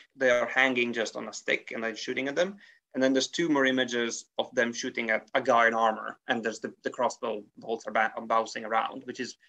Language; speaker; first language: English; non-native, fluent; Italian